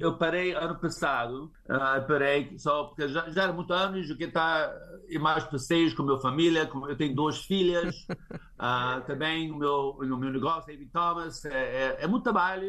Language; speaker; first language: Portuguese; early bilingual, heritage; English